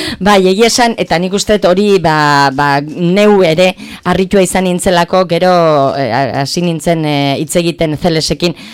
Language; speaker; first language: Basque; native; Basque